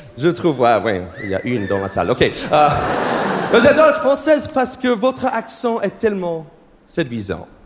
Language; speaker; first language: French; non-native, fluent; English